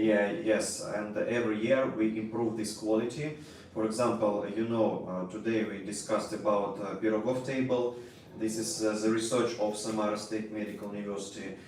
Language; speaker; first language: English; non-native, learner; Russian